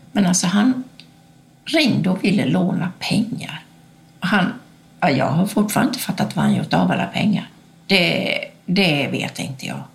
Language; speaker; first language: Swedish; native; Swedish